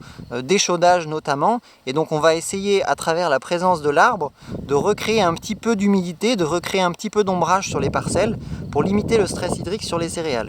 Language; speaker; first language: French; native; French